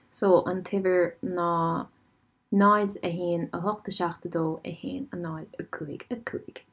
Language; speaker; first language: Irish; non-native, local second language; English